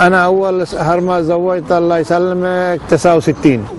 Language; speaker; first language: Arabic; native; Arabic